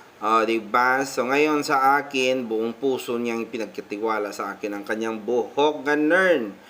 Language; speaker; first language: Filipino; native; Filipino